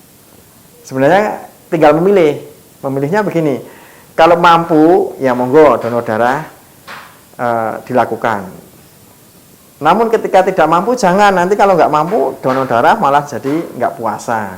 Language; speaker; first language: Indonesian; non-native, local second language; Javanese